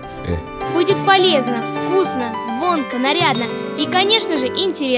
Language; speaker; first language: Russian; native; Russian